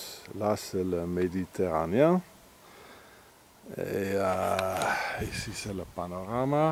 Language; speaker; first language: French; non-native, fluent; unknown